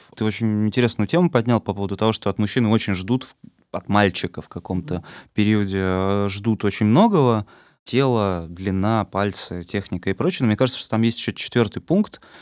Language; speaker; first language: Russian; native; Russian